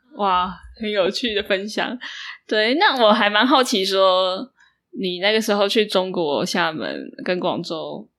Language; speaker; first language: Chinese; native; Chinese